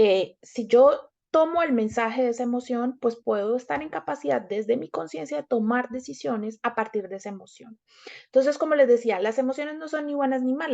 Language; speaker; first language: Spanish; native; Spanish